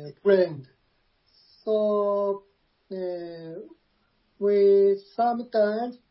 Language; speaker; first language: English; non-native, learner; Japanese